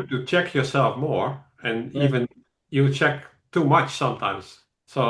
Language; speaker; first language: English; non-native, fluent; Dutch